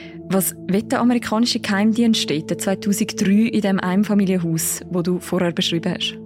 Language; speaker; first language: German; native; German